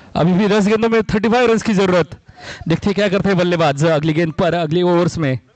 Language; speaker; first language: Hindi; non-native, local second language; Marathi